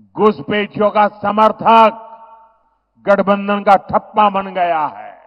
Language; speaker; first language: Hindi; native; Hindi